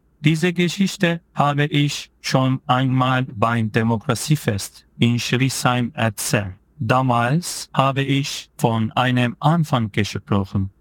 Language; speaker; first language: German; non-native, fluent; Turkish